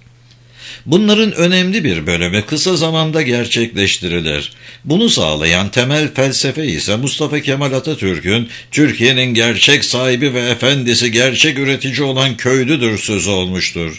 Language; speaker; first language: Turkish; native; Turkish